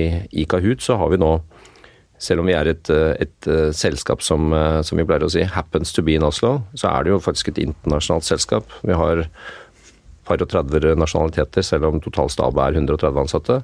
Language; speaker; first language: Norwegian; native; Norwegian